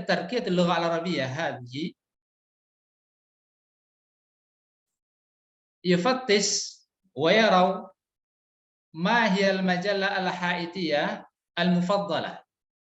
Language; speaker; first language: Arabic; non-native, fluent; Indonesian